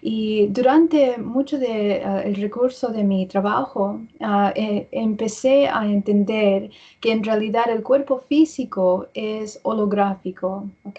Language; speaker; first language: Spanish; early bilingual, heritage; English